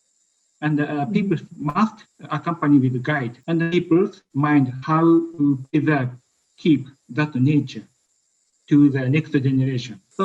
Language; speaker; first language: English; non-native, learner; Japanese